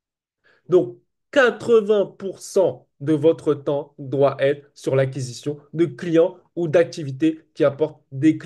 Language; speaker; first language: French; native; French